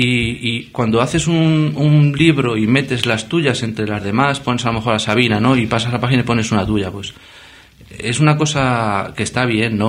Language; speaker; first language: Spanish; native; Spanish